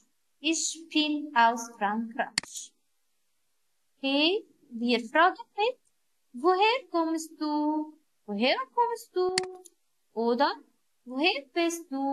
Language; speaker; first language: German; non-native, learner; Arabic